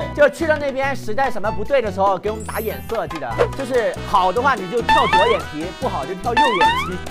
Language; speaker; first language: Chinese; non-native, local second language; Cantonese